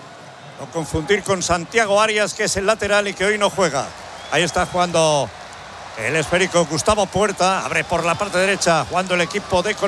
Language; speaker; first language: Spanish; native; Spanish